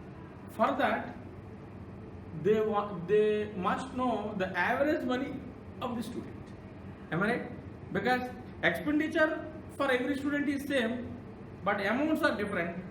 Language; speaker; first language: English; non-native, local second language; Telugu